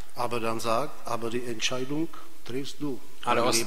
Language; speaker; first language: German; non-native, fluent; Czech